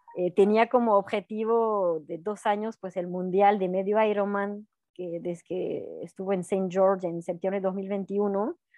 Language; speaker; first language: Spanish; non-native, fluent; French